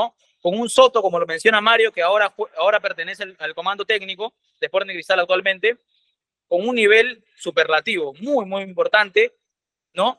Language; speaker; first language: Spanish; native; Spanish